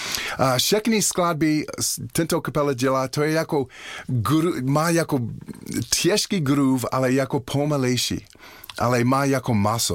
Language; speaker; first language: Czech; non-native, learner; English